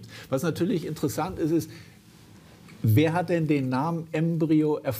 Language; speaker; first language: German; native; German